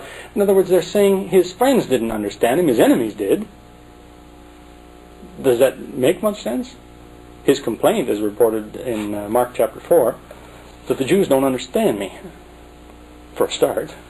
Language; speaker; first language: English; native; English